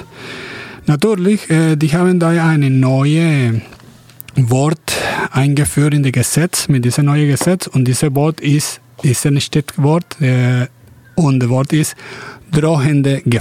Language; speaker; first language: German; non-native, fluent; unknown